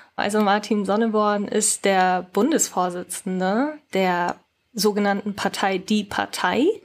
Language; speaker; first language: German; early bilingual, other home language; Japanese